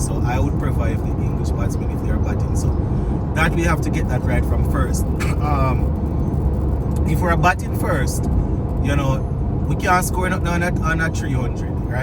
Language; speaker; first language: English; native; English